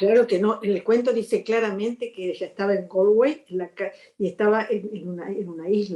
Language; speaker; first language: Spanish; native; Spanish